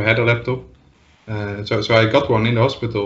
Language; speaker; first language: English; non-native, fluent; Dutch